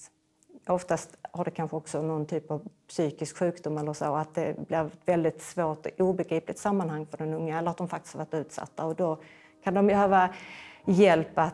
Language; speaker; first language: Swedish; native; Swedish